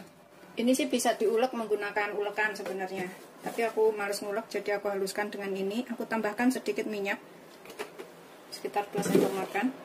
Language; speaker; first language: Indonesian; native; Indonesian